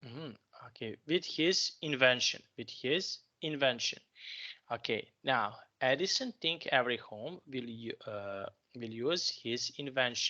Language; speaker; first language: English; non-native, fluent; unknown